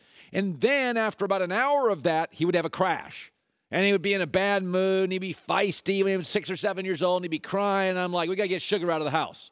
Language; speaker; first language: English; native; English